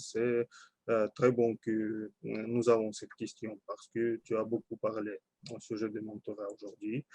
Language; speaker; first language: French; non-native, learner; Russian